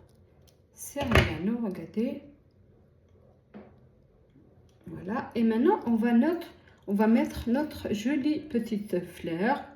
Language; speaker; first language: French; native; French